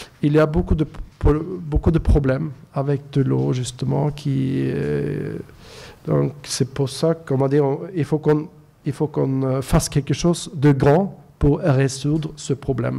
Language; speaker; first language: French; non-native, fluent; Norwegian